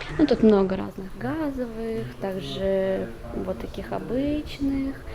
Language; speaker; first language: Russian; native; Russian